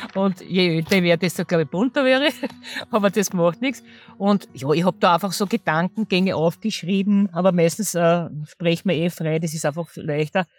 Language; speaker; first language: German; native; German